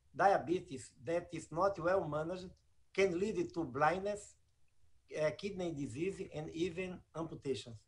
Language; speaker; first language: English; non-native, fluent; Portuguese